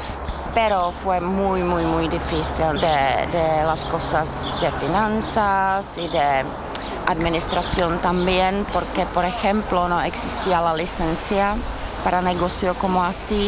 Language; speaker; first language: Spanish; non-native, fluent; Czech